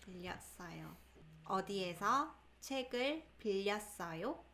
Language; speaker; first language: Korean; non-native, learner; English